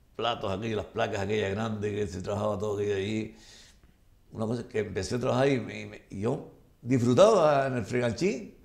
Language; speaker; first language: Spanish; native; Spanish